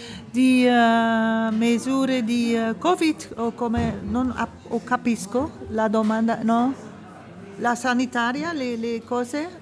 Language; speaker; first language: Italian; non-native, learner; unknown